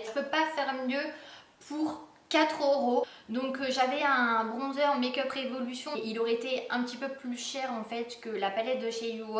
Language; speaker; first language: French; native; French